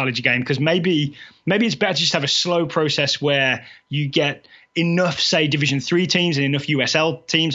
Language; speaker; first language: English; native; English